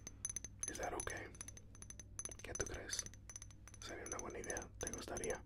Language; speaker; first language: Spanish; early bilingual, heritage; Spanish